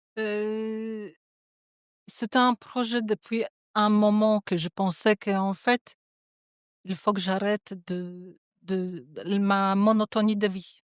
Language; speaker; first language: French; non-native, fluent; Polish